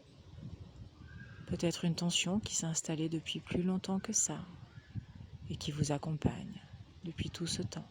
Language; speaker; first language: French; native; French